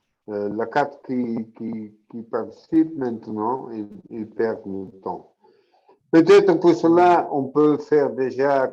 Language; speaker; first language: French; non-native, fluent; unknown